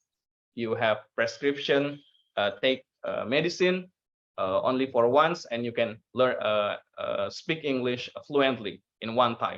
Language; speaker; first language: English; non-native, learner; Indonesian